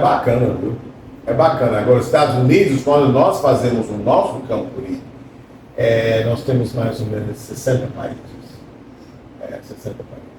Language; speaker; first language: Portuguese; non-native, fluent; English